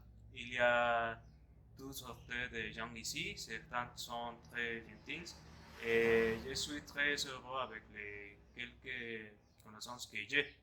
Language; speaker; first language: French; non-native, learner; Spanish